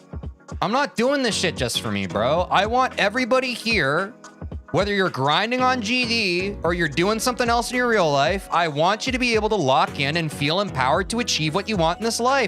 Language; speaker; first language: English; native; English